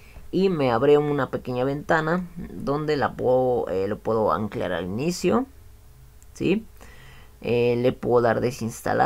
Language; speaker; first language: Spanish; native; Spanish